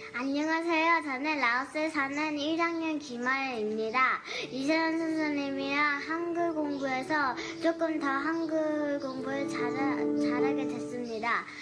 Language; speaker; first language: Korean; early bilingual, heritage; Korean